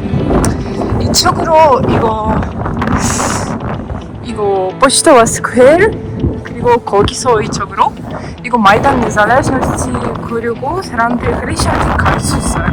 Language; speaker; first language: Korean; non-native, learner; Ukrainian